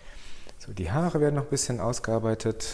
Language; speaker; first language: German; native; German